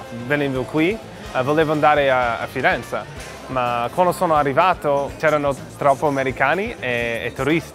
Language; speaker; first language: Italian; non-native, learner; English